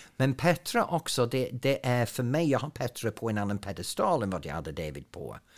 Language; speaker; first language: Swedish; non-native, fluent; English